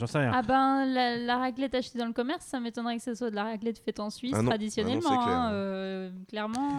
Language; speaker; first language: French; native; French